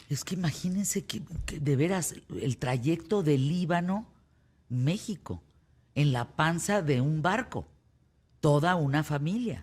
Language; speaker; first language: Spanish; native; Spanish